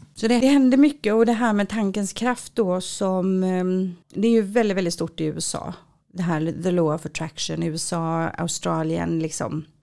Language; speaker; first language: Swedish; native; Swedish